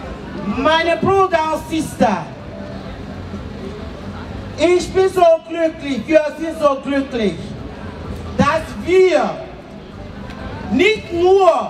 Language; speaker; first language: German; non-native, learner; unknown